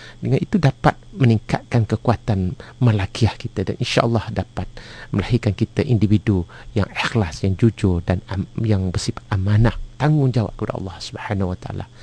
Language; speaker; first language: Malay; native; Malay